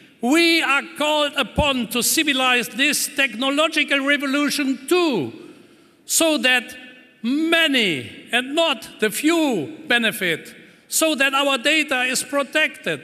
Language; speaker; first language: English; non-native, fluent; German